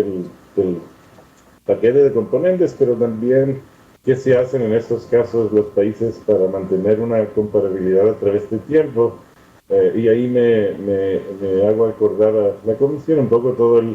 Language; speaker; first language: Spanish; non-native, fluent; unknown